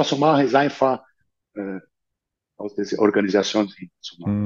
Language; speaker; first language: German; non-native, fluent; Portuguese